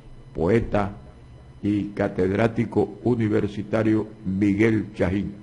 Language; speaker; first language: Spanish; native; Spanish